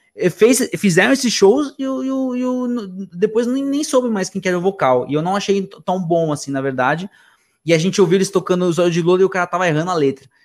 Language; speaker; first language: Portuguese; early bilingual, other home language; Spanish